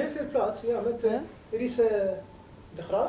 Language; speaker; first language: Dutch; non-native, learner; Arabic